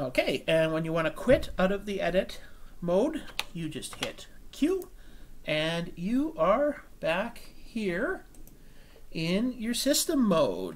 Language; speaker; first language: English; native; English